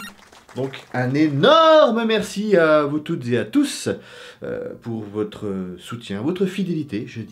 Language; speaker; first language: French; native; French